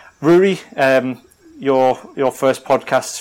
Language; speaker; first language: English; native; English